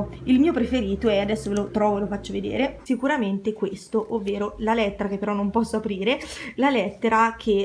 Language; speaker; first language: Italian; native; Italian